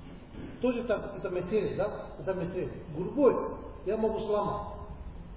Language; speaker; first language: Russian; non-native, learner; Tibetan